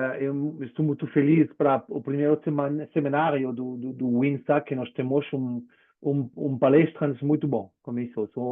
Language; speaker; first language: Portuguese; non-native, learner; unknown